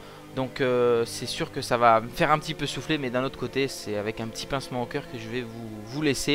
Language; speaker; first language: French; native; French